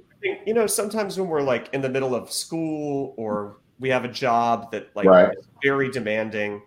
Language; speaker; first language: English; native; English